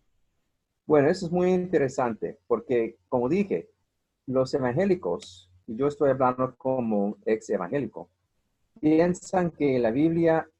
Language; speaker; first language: Spanish; non-native, fluent; English